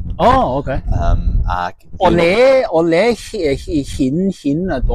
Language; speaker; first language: Welsh; non-native, learner; Cantonese